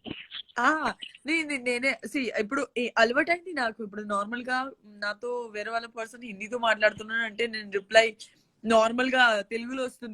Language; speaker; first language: Telugu; non-native, learner; Gujarati